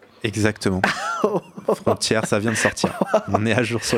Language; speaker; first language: French; native; French